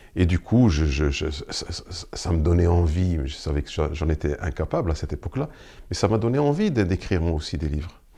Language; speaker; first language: French; non-native, local second language; Arabic